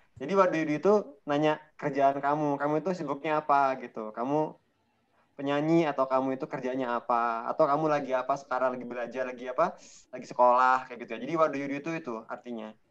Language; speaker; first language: Indonesian; native; Indonesian